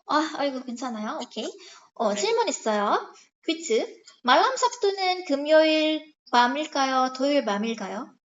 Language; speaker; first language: Korean; non-native, fluent; Indonesian